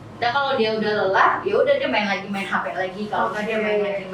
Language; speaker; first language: Indonesian; native; Indonesian